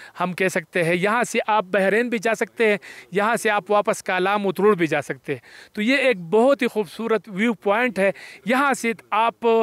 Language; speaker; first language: Urdu; non-native, local second language; Pashto